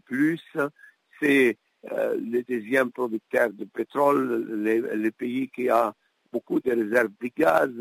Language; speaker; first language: French; non-native, local second language; Arabic